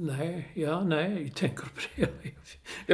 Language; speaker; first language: Swedish; native; Swedish